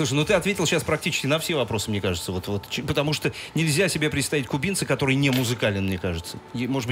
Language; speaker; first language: Russian; native; Russian